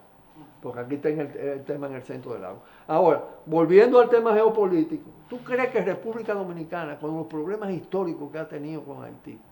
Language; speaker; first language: Spanish; native; Spanish